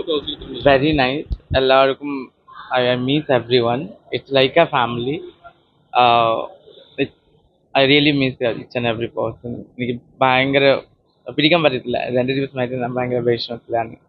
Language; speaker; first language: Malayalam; non-native, local second language; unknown